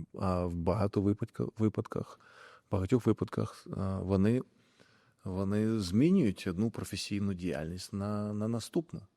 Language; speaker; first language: Ukrainian; non-native, local second language; Russian